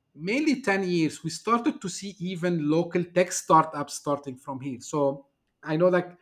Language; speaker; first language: English; non-native, fluent; Turkish